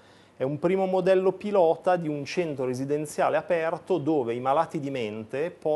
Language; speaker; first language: Italian; native; Italian